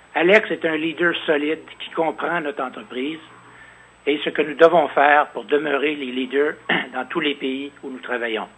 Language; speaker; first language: French; native; French